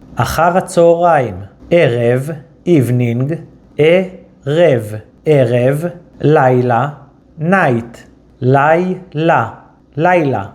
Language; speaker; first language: Hebrew; native; Hebrew